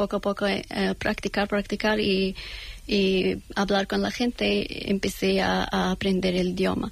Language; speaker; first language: Spanish; non-native, learner; Persian